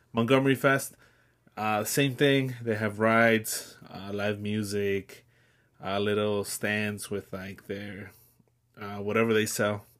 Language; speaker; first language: English; early bilingual, other home language; Spanish